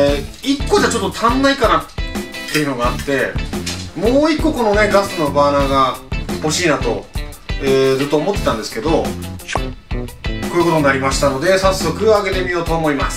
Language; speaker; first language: Japanese; native; Japanese